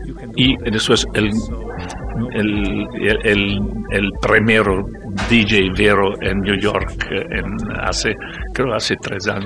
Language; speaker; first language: Spanish; non-native, learner; Italian